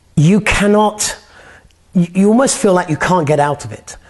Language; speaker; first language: English; native; English